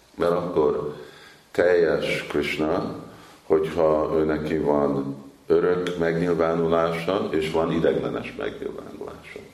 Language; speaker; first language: Hungarian; early bilingual, heritage; Hungarian